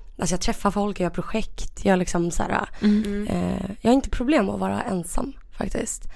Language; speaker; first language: Swedish; native; Swedish